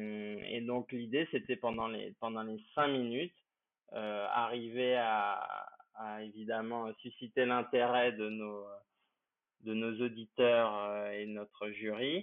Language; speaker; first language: French; native; French